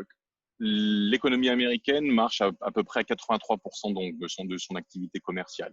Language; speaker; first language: French; native; French